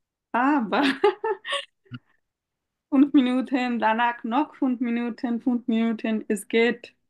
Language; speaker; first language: German; non-native, fluent; Bangla